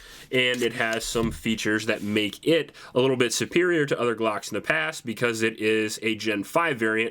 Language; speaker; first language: English; native; English